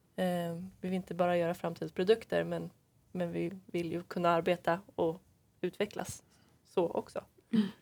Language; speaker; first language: Swedish; native; Swedish